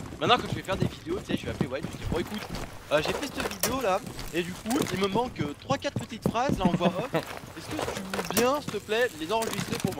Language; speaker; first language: French; native; French